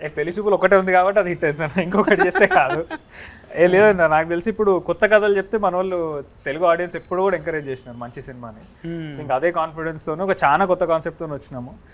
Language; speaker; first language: Telugu; native; Telugu